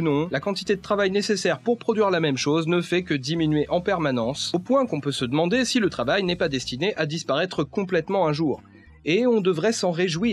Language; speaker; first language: French; native; French